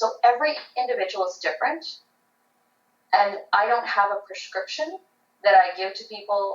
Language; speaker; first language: English; native; English